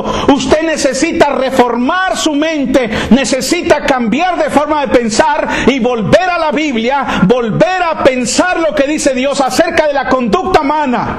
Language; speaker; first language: Spanish; native; Spanish